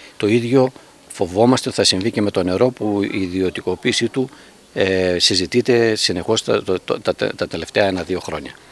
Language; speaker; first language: Greek; native; Greek